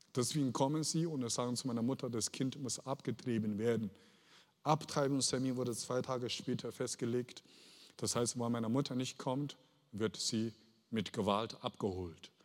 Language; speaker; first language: German; non-native, fluent; Chinese